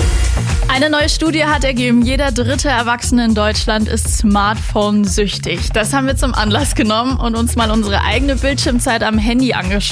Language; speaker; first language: German; native; German